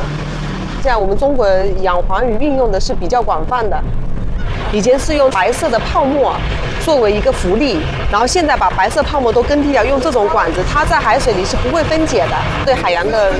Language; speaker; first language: Chinese; native; Chinese